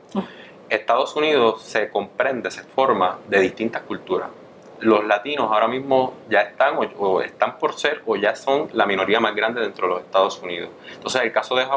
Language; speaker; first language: Spanish; native; Spanish